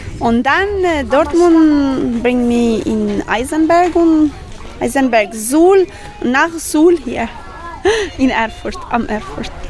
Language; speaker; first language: German; non-native, learner; Albanian